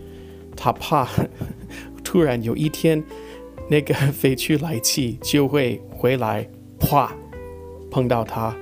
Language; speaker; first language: Chinese; non-native, fluent; English